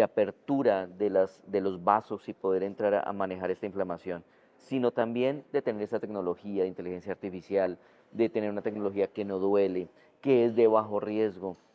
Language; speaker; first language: Spanish; native; Spanish